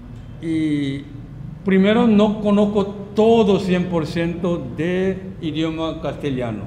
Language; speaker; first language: Spanish; non-native, learner; Korean